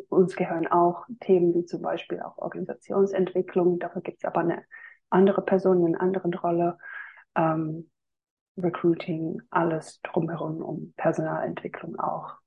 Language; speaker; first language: German; non-native, fluent; Finnish